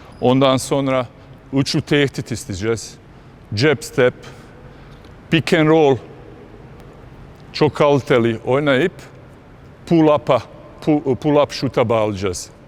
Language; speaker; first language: Turkish; non-native, fluent; Bosnian